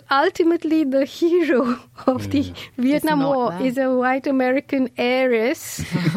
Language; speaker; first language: English; non-native, local second language; Malayalam